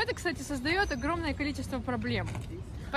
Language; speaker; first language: Russian; native; Russian